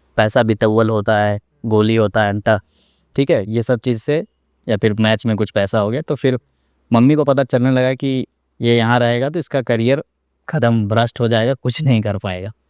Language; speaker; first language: Hindi; native; Hindi